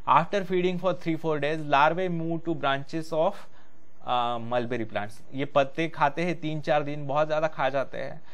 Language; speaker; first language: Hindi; non-native, local second language; Marathi